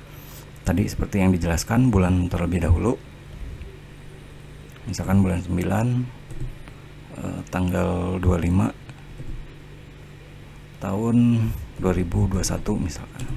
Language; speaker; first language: Indonesian; native; Indonesian